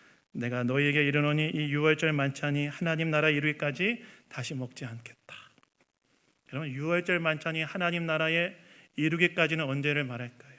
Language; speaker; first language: Korean; native; Korean